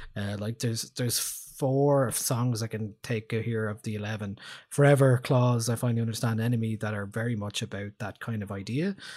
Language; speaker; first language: English; native; English